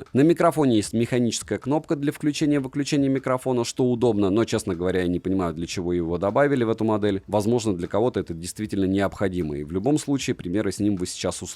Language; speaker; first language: Russian; native; Russian